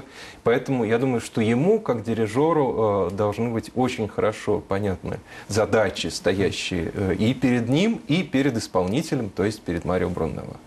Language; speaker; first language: Russian; native; Russian